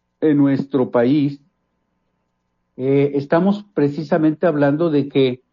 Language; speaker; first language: Spanish; native; Spanish